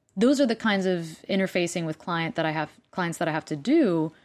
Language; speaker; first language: English; non-native, fluent; Spanish